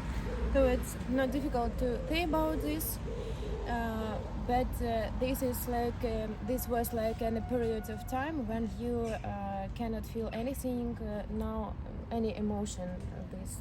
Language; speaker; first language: English; non-native, learner; Ukrainian